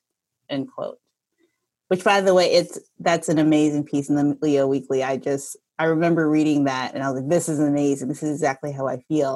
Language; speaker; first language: English; early bilingual, other home language; Filipino